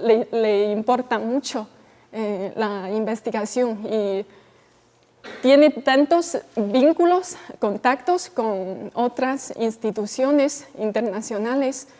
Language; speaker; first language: Spanish; non-native, fluent; Chinese